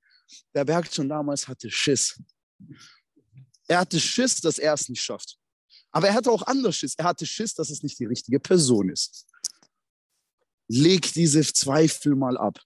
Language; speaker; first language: German; native; German